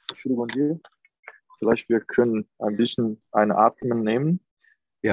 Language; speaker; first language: German; non-native, learner; Portuguese